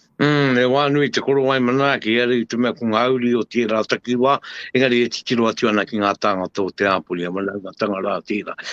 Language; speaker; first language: Māori; native; Māori